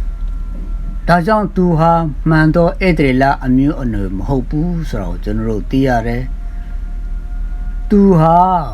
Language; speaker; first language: Burmese; non-native, local second language; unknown